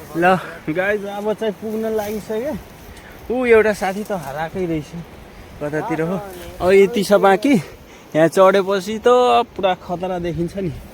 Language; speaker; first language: Nepali; non-native, local second language; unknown